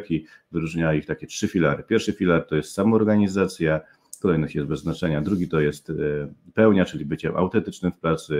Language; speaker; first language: Polish; native; Polish